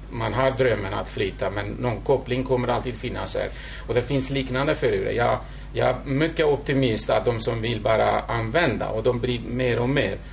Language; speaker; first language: Swedish; non-native, fluent; Kurdish